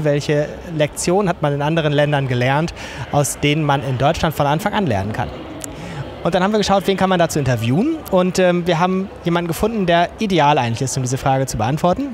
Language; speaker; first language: German; native; German